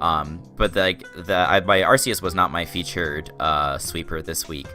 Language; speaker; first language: English; native; English